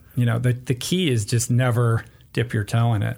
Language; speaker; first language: English; native; English